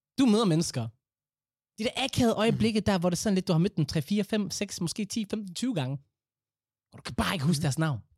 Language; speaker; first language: Danish; early bilingual, other home language; Somali